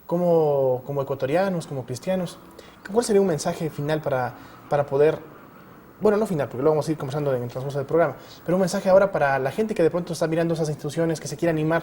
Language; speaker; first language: Spanish; native; Spanish